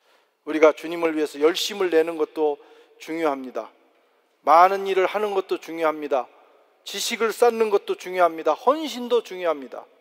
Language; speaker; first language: Korean; native; Korean